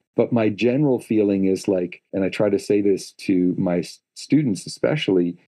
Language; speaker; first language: English; native; English